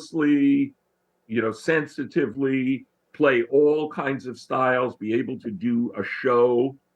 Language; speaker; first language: English; native; English